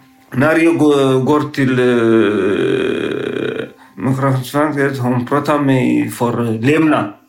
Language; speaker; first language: Swedish; non-native, learner; Tigrinya